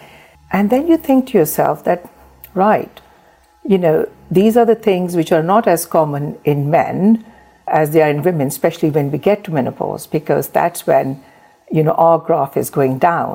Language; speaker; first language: English; non-native, local second language; Urdu